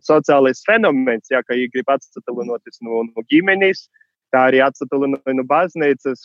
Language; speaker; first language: Latvian; non-native, fluent; Russian